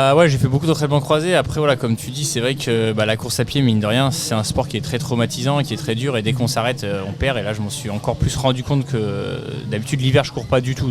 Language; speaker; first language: French; native; French